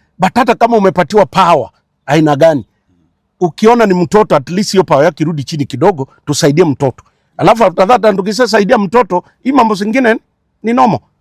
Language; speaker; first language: Swahili; non-native, local second language; Luo (Kenya and Tanzania)